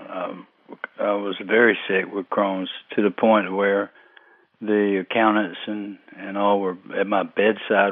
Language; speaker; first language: English; native; English